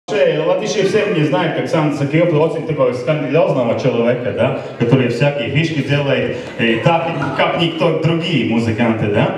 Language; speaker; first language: Russian; non-native, local second language; Latvian